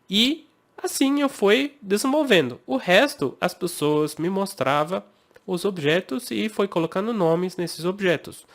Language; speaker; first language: Portuguese; non-native, fluent; English